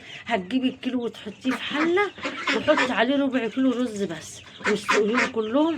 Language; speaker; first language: Arabic; native; Arabic